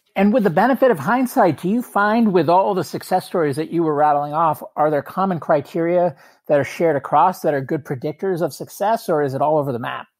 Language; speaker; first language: English; native; English